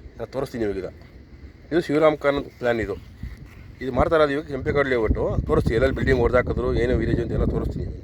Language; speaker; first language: Kannada; native; Kannada